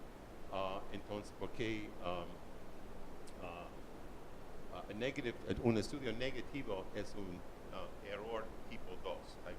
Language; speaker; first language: Spanish; non-native, learner; English